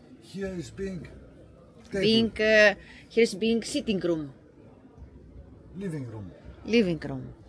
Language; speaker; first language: English; non-native, learner; Greek